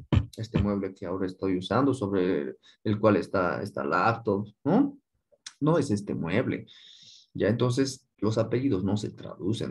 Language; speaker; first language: Spanish; native; Spanish